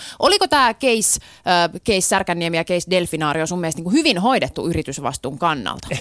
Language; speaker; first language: Finnish; native; Finnish